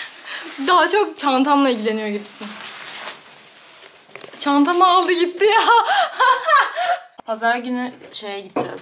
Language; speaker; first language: Turkish; native; Turkish